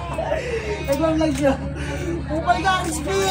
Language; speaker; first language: Filipino; native; Filipino